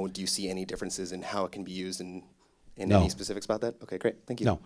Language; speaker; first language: English; native; English